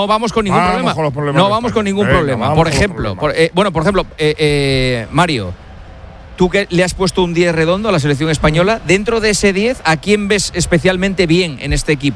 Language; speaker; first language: Spanish; native; Spanish